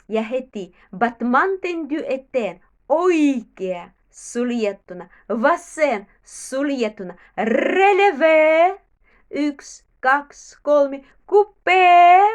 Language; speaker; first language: Finnish; non-native, learner; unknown